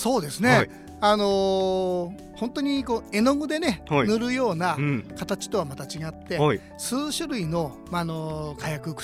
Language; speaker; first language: Japanese; native; Japanese